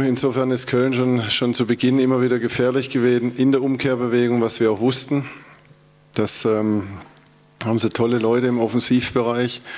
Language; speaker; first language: German; native; German